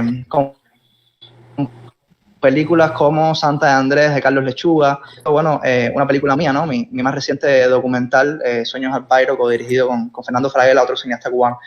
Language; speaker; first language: Spanish; native; Spanish